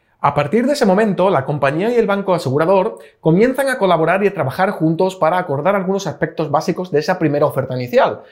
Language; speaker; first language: Spanish; native; Spanish